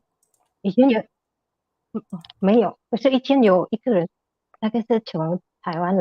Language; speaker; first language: Chinese; non-native, learner; Indonesian